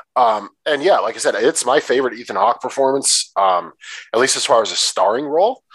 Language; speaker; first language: English; native; English